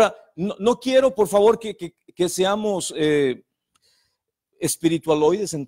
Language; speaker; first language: Spanish; native; Spanish